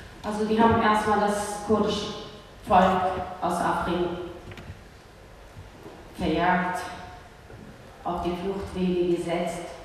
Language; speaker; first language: German; early bilingual, other home language; Kurdish